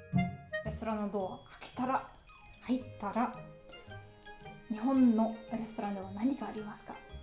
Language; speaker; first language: Japanese; non-native, learner; German